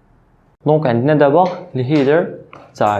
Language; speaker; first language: Arabic; native; Arabic